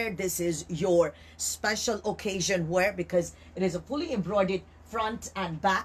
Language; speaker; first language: English; non-native, local second language; Urdu